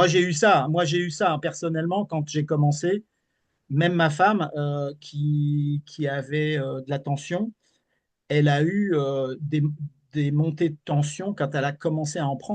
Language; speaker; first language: French; native; French